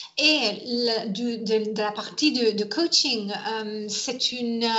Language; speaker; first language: French; non-native, learner; English